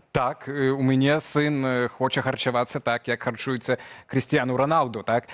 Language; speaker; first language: Belarusian; native; Belarusian